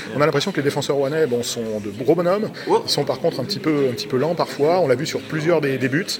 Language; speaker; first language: French; native; French